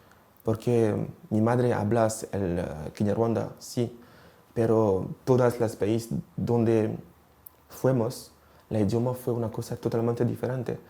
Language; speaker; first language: Spanish; non-native, learner; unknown